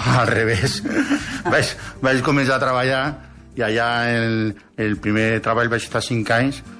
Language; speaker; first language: Catalan; non-native, local second language; Spanish